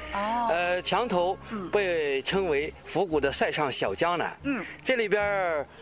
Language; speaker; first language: Chinese; native; Chinese